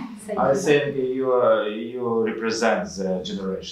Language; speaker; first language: English; non-native, learner; Ukrainian